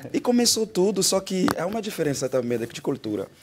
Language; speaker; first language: Portuguese; non-native, fluent; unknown